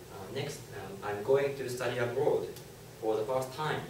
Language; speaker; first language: English; non-native, learner; Japanese